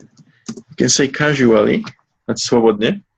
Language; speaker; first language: English; non-native, fluent; Polish